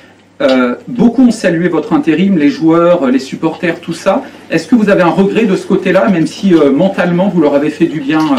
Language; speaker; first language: French; native; French